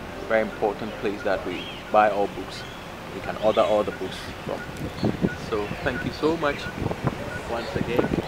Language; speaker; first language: English; non-native, local second language; Akan